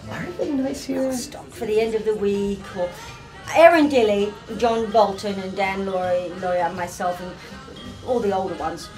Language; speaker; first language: English; native; English